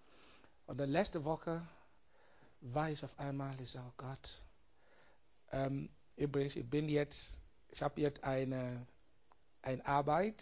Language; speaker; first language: German; non-native, learner; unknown